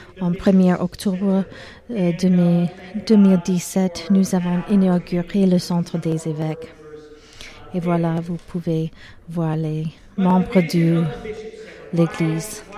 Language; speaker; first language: French; non-native, learner; English